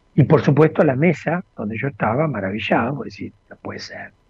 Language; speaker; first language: Spanish; native; Spanish